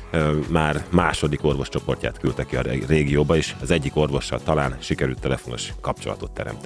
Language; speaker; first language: Hungarian; native; Hungarian